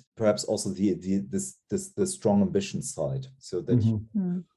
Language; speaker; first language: English; non-native, fluent; German